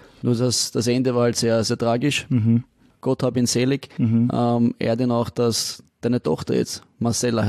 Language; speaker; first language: German; native; German